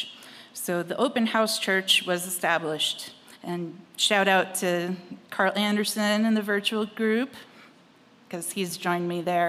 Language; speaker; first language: English; native; English